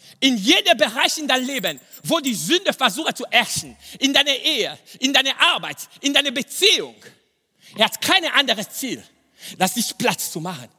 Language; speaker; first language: German; non-native, fluent; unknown